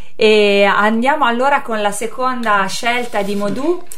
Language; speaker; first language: Italian; native; Italian